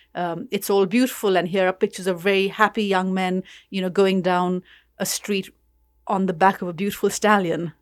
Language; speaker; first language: English; non-native, local second language; Urdu